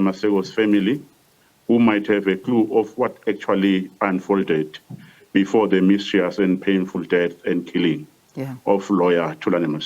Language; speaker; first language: English; non-native, local second language; Swati